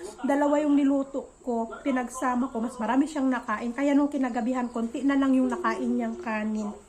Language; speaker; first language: Filipino; native; Filipino